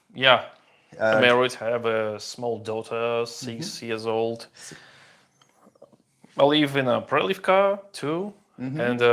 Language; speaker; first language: English; non-native, learner; Russian